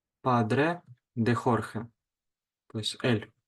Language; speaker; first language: Spanish; non-native, fluent; Ukrainian